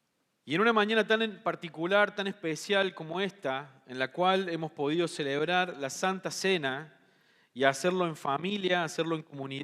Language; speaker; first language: Spanish; native; Spanish